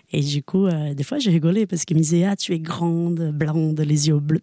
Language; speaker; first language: French; non-native, fluent; Portuguese